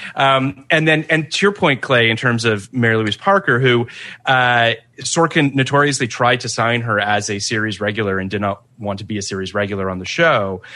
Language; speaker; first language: English; native; English